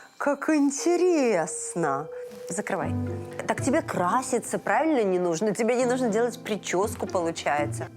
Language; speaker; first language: Russian; native; Russian